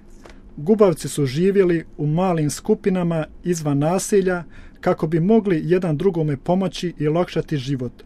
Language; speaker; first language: Croatian; native; Croatian